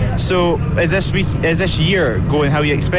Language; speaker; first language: English; native; English